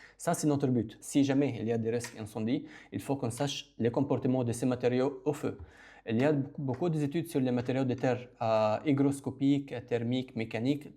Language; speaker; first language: French; non-native, local second language; Arabic